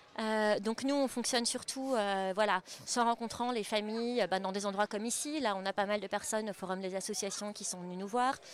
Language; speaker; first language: French; native; French